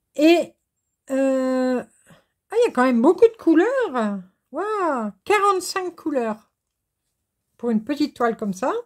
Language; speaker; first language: French; native; French